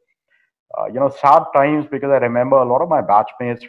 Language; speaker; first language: English; non-native, local second language; Hindi